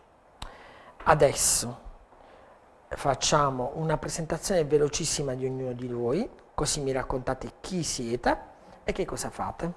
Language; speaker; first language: Italian; native; Italian